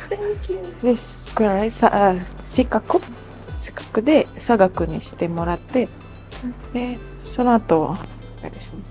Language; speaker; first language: Japanese; non-native, fluent; Indonesian